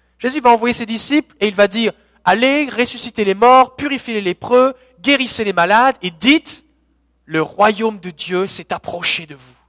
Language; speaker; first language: French; native; French